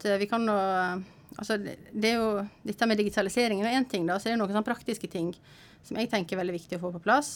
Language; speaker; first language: Norwegian; native; Norwegian